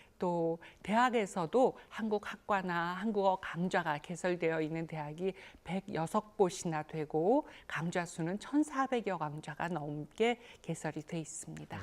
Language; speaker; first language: Korean; native; Korean